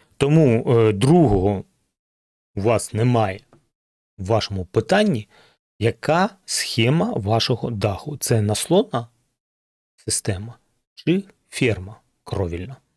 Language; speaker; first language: Ukrainian; non-native, local second language; Russian